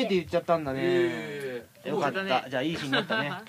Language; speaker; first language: Japanese; native; Japanese